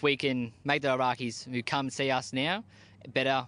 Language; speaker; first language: English; native; English